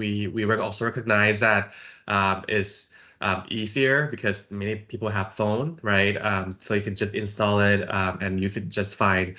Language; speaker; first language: English; non-native, fluent; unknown